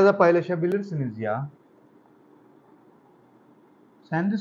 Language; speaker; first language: Turkish; non-native, learner; Urdu